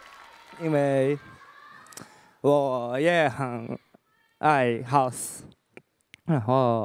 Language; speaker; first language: Chinese; non-native, learner; Japanese